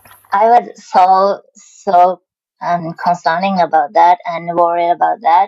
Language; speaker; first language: English; non-native, learner; Japanese